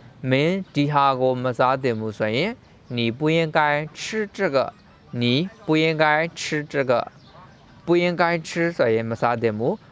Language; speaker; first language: Chinese; non-native, learner; Burmese